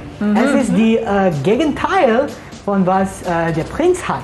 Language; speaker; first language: German; non-native, learner; Malay